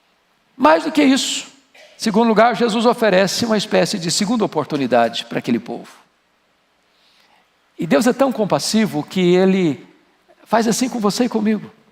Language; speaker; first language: Portuguese; native; Portuguese